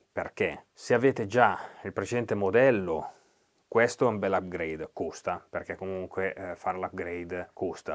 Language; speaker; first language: Italian; native; Italian